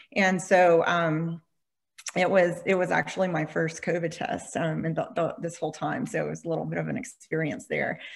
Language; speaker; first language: English; native; English